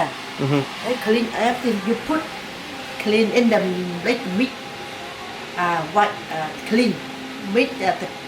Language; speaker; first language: English; non-native, learner; Vietnamese